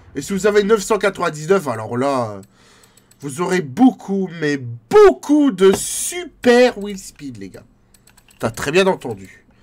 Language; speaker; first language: French; native; French